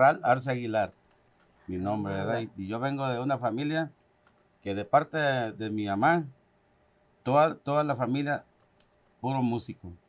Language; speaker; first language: Spanish; native; Spanish